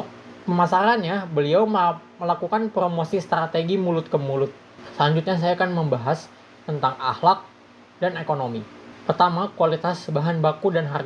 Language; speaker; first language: Indonesian; native; Indonesian